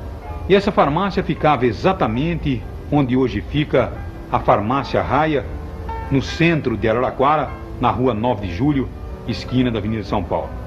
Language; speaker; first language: Portuguese; native; Portuguese